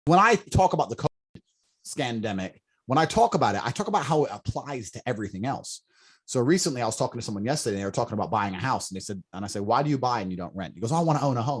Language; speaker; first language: English; native; English